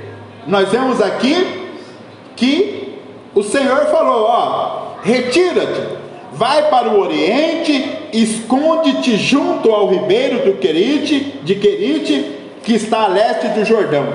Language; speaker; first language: Portuguese; native; Portuguese